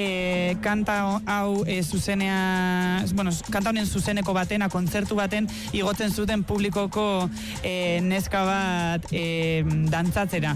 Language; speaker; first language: Basque; native; Basque